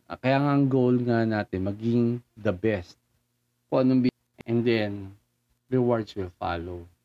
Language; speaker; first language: Filipino; native; Filipino